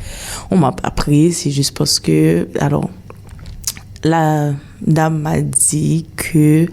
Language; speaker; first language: French; non-native, local second language; Haitian Creole